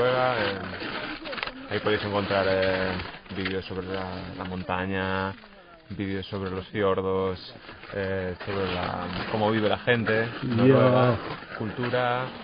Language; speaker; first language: Spanish; native; Spanish